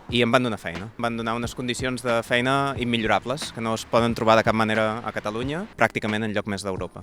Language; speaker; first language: Catalan; native; Catalan